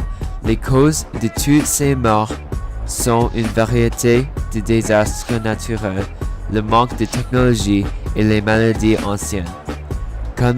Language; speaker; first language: French; non-native, learner; English